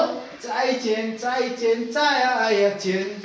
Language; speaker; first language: Chinese; non-native, learner; Nepali